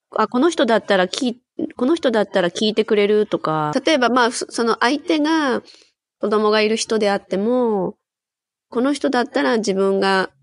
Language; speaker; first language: Japanese; native; Japanese